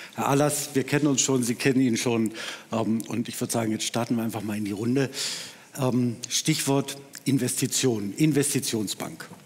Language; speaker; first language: German; native; German